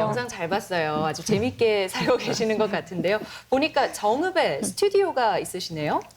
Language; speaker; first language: Korean; native; Korean